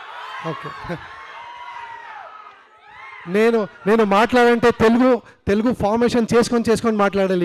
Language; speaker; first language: Telugu; non-native, learner; Kannada